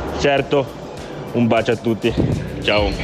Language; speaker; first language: Italian; non-native, learner; Portuguese